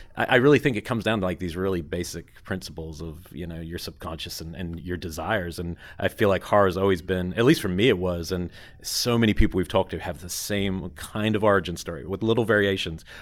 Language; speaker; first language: English; native; English